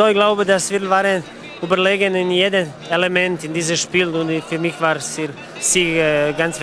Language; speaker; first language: German; non-native, fluent; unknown